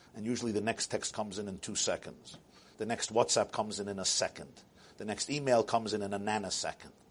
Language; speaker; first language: English; native; English